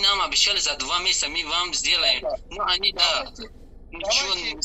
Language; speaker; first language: Russian; non-native, learner; Tajik